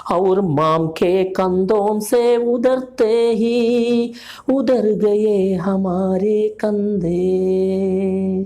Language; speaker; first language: Hindi; non-native, local second language; Malayalam